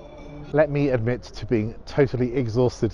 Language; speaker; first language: English; native; English